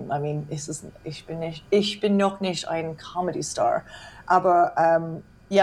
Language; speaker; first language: German; non-native, fluent; English